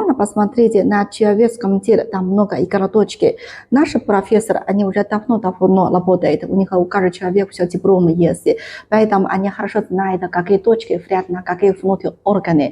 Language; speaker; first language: Russian; non-native, learner; Chinese